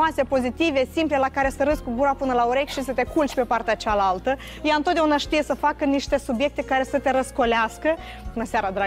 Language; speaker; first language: Romanian; native; Romanian